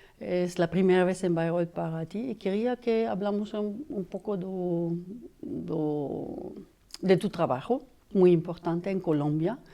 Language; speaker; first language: Spanish; non-native, fluent; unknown